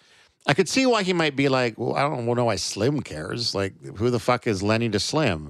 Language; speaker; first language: English; native; English